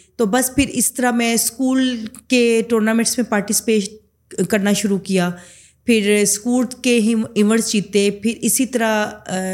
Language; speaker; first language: Urdu; native; Urdu